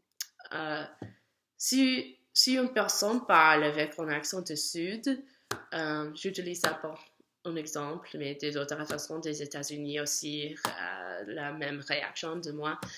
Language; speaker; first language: French; non-native, learner; English